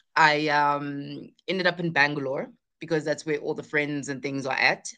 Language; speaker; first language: English; non-native, local second language; Zulu